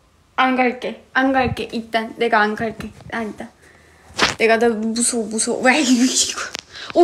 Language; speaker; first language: Korean; non-native, fluent; Russian